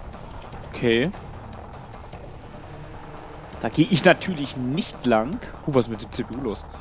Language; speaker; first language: German; native; German